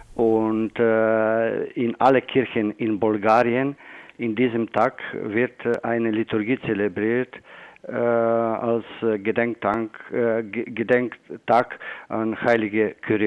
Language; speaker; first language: German; non-native, fluent; Bulgarian